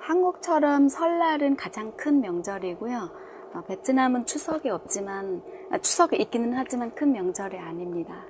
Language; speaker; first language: Korean; non-native, fluent; Vietnamese